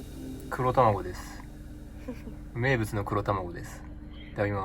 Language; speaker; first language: Japanese; native; Japanese